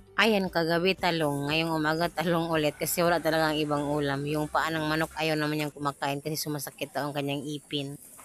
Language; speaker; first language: Filipino; non-native, local second language; Cebuano